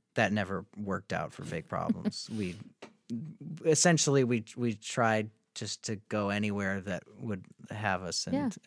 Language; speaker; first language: English; native; English